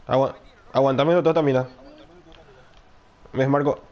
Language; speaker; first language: Spanish; native; Spanish